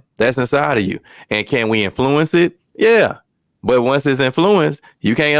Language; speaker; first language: English; native; English